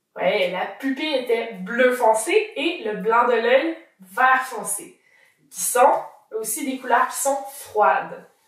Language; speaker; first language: French; native; French